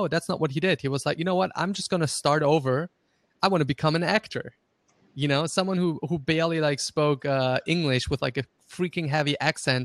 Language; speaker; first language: English; non-native, fluent; German